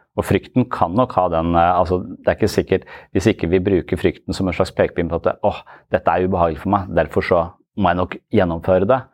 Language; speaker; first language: Norwegian; native; Norwegian